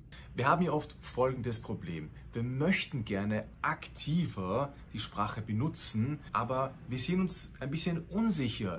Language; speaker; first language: German; non-native, fluent; Spanish